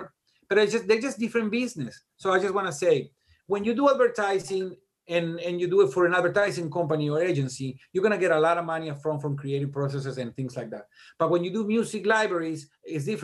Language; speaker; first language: English; non-native, fluent; Spanish